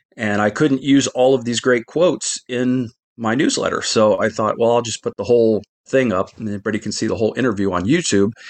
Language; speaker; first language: English; native; English